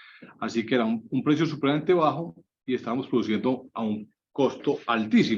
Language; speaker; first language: Spanish; native; Spanish